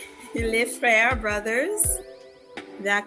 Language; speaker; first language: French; non-native, fluent; English